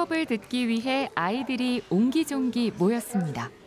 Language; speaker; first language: Korean; native; Korean